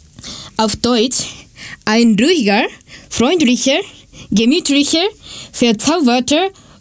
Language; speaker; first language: German; non-native, learner; Japanese